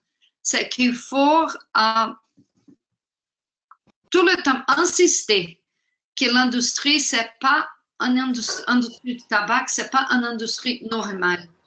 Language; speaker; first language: French; non-native, fluent; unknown